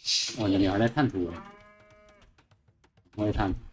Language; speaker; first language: Chinese; native; Chinese